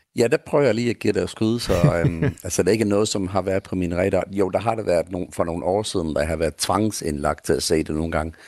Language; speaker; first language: Danish; non-native, fluent; English